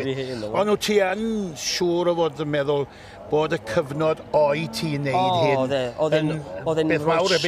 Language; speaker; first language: Welsh; native; Welsh